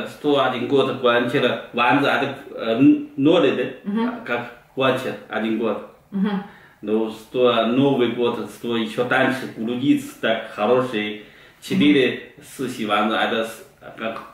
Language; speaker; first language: Russian; non-native, learner; Chinese